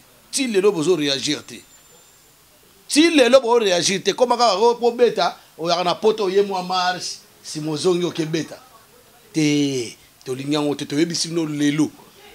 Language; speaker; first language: French; non-native, local second language; Lingala